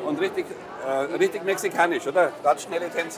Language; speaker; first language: German; native; German